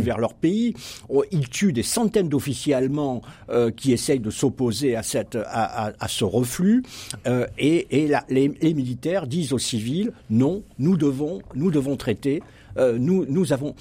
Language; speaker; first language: French; native; French